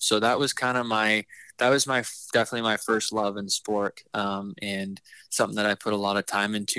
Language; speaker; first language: English; native; English